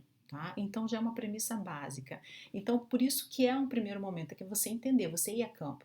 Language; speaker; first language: Portuguese; native; Portuguese